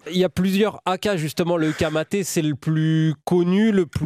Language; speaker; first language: French; native; French